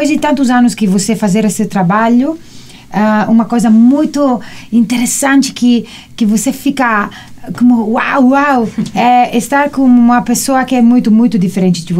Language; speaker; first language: Portuguese; non-native, learner; Italian